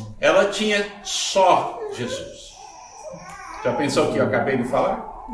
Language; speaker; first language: Portuguese; non-native, fluent; English